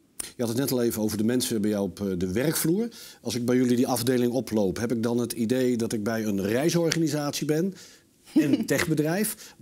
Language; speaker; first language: Dutch; native; Dutch